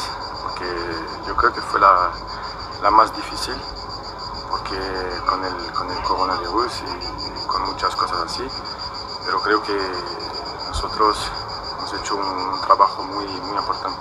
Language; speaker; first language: Spanish; non-native, fluent; French